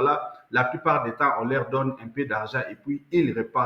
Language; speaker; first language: French; non-native, local second language; Lingala